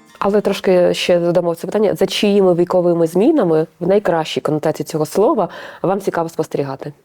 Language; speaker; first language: Ukrainian; native; Ukrainian